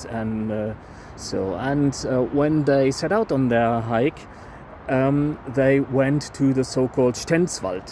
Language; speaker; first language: English; non-native, fluent; German